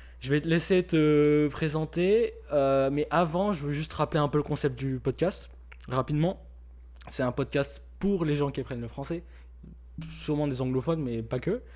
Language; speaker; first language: French; native; French